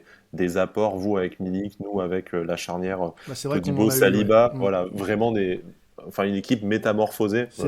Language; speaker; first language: French; native; French